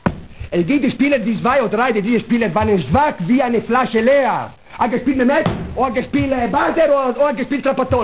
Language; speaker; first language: German; non-native, learner; Italian